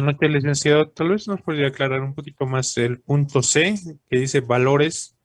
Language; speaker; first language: Spanish; native; Spanish